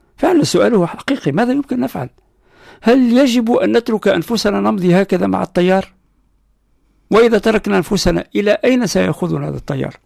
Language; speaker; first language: Arabic; non-native, local second language; Berber languages